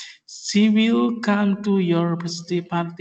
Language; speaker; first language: English; non-native, fluent; Indonesian